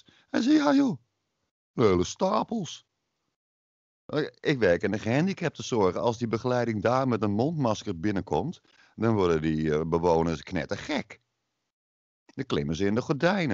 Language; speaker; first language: Dutch; native; Dutch